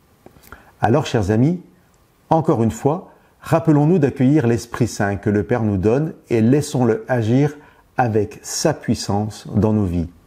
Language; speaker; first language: French; native; French